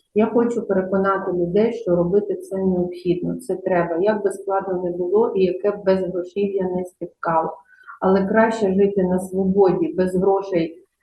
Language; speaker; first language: Ukrainian; native; Ukrainian